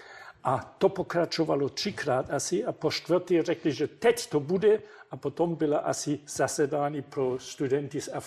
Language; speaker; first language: Czech; non-native, fluent; German